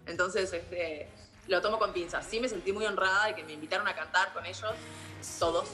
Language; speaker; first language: Spanish; native; Spanish